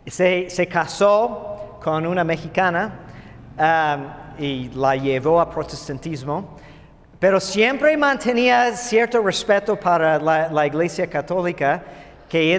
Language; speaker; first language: Spanish; non-native, fluent; English